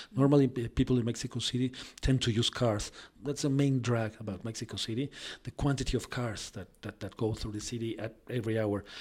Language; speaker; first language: English; non-native, fluent; Spanish